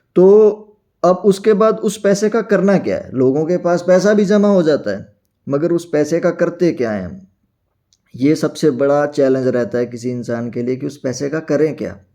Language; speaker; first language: Hindi; non-native, local second language; Punjabi